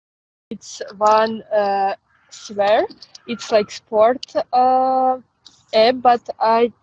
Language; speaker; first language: English; non-native, fluent; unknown